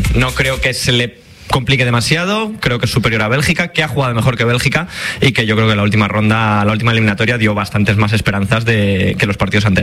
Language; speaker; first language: Spanish; native; Spanish